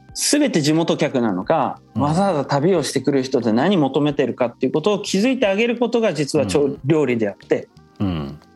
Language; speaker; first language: Japanese; native; Japanese